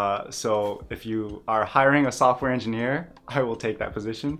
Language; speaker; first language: English; native; English